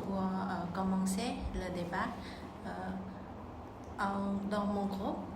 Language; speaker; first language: French; non-native, learner; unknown